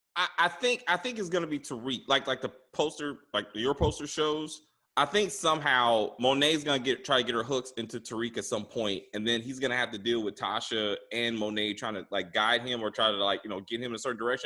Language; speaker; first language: English; native; English